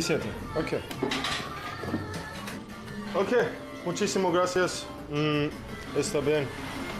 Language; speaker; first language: Spanish; non-native, learner; English